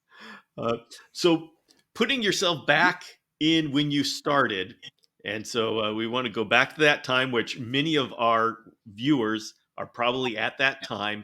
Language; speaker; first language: English; native; English